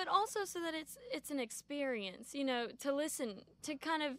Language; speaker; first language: English; native; English